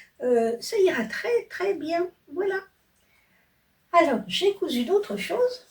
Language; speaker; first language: French; native; French